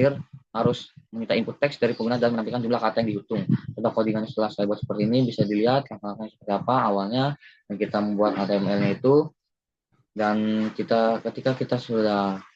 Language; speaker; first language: Indonesian; native; Indonesian